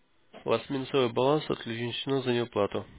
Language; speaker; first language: Russian; native; Russian